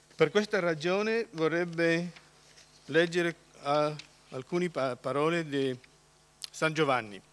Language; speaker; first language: Italian; non-native, learner; Polish